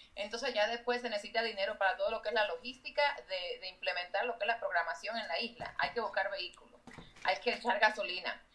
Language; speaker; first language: Spanish; native; Spanish